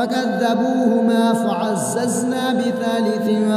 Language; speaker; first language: Arabic; native; Arabic